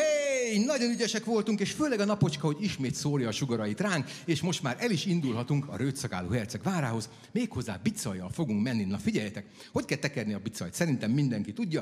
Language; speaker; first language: Hungarian; native; Hungarian